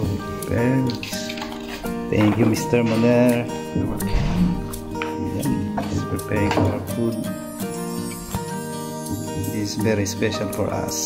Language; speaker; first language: English; non-native, learner; Filipino